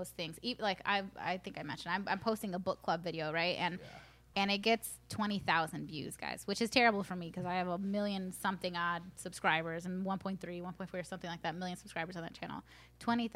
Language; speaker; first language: English; early bilingual, other home language; Spanish